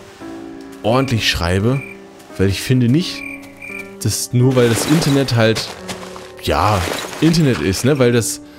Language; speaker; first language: German; native; German